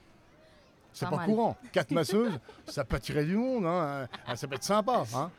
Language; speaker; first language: French; native; French